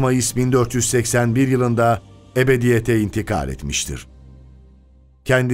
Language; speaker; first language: Turkish; native; Turkish